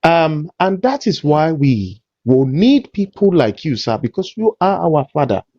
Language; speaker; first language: English; non-native, local second language; Yoruba